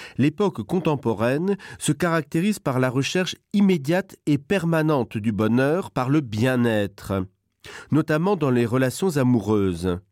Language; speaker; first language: French; non-native, local second language; Luxembourgish